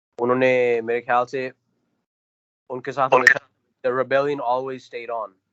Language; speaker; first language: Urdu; non-native, local second language; Punjabi